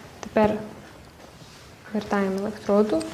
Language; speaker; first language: Ukrainian; early bilingual, heritage; Ukrainian